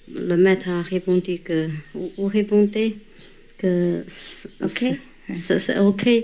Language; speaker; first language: French; non-native, fluent; Chinese